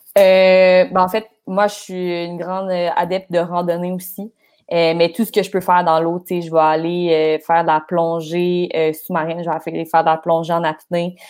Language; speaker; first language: French; native; French